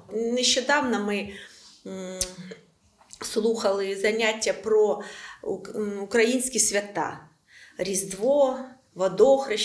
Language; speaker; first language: Ukrainian; non-native, local second language; Russian